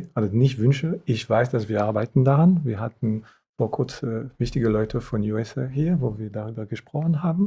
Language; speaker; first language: German; non-native, fluent; French